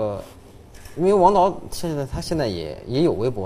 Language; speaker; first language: Chinese; native; Chinese